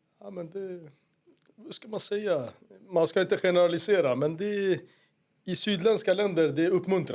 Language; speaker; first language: Swedish; native; Swedish